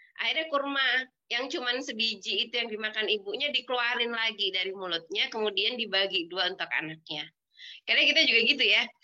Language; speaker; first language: Indonesian; native; Indonesian